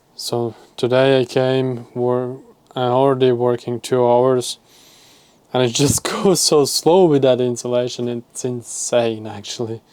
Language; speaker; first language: English; non-native, fluent; Latvian